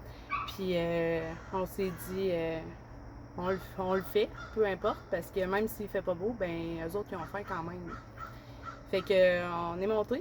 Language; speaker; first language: French; native; French